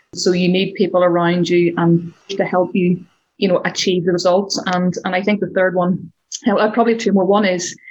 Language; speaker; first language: English; native; English